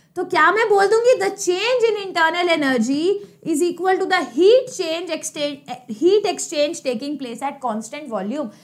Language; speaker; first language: Hindi; native; Hindi